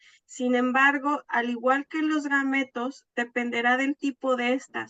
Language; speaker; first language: Spanish; native; Spanish